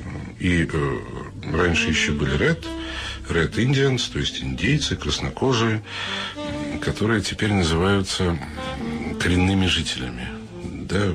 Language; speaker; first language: Russian; native; Russian